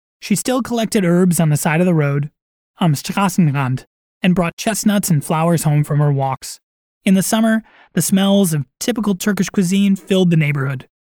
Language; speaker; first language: English; native; English